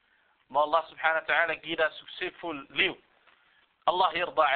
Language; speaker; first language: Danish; non-native, fluent; Arabic